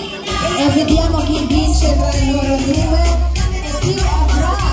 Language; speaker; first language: Italian; non-native, learner; Filipino